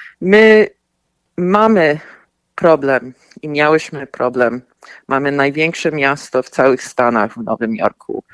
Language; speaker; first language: Polish; early bilingual, heritage; Polish